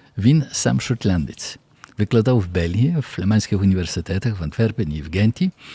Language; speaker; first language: Ukrainian; early bilingual, heritage; Ukrainian